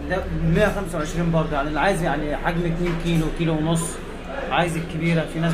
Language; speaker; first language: Arabic; native; Arabic